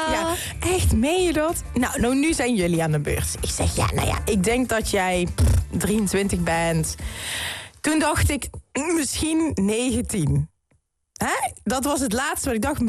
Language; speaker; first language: Dutch; native; Dutch